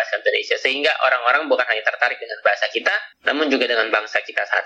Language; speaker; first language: Indonesian; native; Indonesian